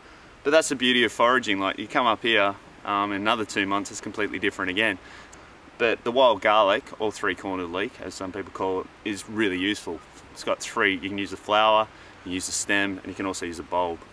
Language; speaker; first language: English; native; English